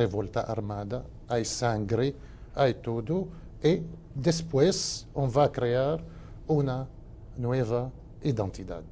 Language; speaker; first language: Spanish; non-native, fluent; Arabic